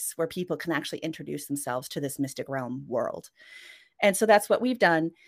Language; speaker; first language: English; non-native, fluent; Norwegian